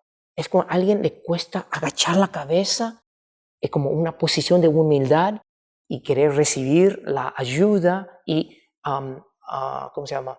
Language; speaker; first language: Spanish; non-native, fluent; Chinese